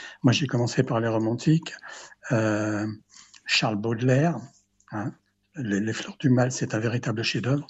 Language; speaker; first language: French; native; French